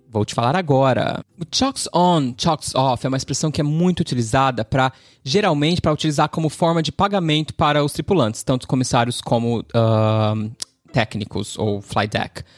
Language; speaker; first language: Portuguese; native; Portuguese